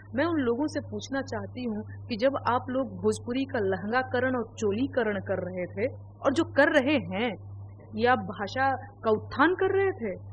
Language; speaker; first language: Hindi; non-native, local second language; Bhojpuri